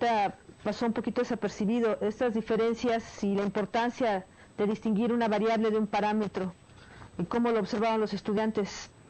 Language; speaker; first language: Spanish; native; Spanish